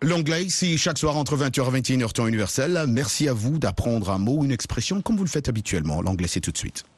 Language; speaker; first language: French; non-native, local second language; Luba-Lulua